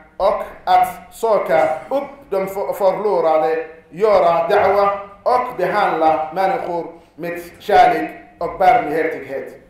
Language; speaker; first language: Swedish; non-native, fluent; Arabic